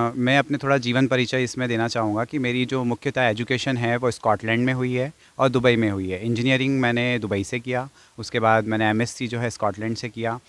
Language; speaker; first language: Hindi; non-native, fluent; English